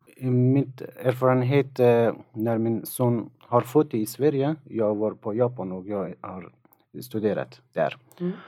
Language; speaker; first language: Swedish; non-native, learner; Persian